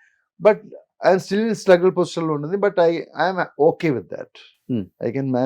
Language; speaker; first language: Telugu; non-native, local second language; Malayalam